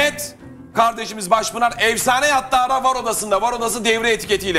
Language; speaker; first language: Turkish; native; Turkish